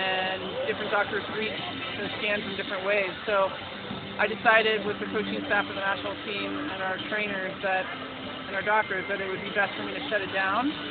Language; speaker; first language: English; native; English